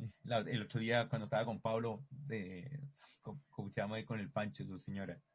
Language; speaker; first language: Spanish; native; Spanish